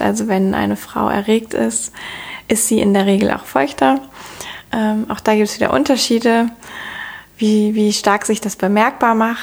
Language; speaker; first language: German; native; German